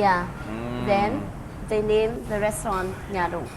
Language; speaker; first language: English; non-native, fluent; Vietnamese